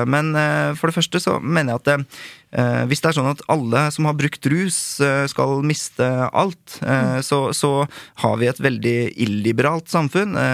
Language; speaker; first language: Norwegian; early bilingual, other home language; Korean